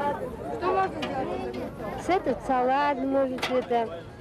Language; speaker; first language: Russian; non-native, local second language; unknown